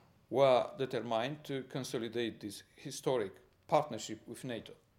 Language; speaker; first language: English; non-native, fluent; Romanian